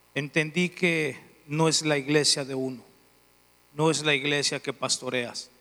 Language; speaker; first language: Spanish; native; Spanish